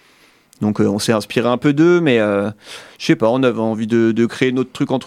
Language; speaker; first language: French; native; French